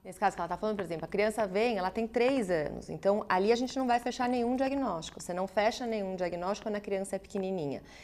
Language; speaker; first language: Portuguese; native; Portuguese